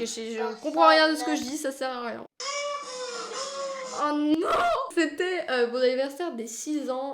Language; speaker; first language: French; native; French